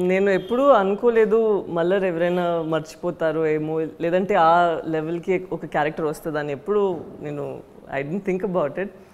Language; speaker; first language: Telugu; non-native, learner; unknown